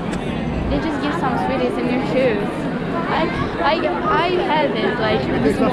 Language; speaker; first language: English; non-native, learner; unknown